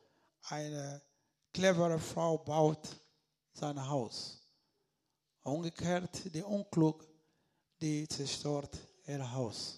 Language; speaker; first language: German; non-native, learner; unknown